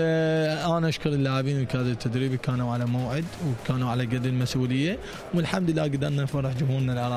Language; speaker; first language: Arabic; native; Arabic